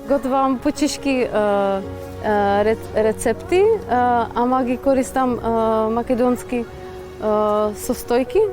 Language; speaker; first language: Macedonian; non-native, fluent; Czech